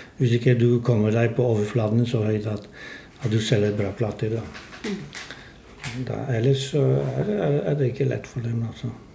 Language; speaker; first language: Norwegian; non-native, fluent; Polish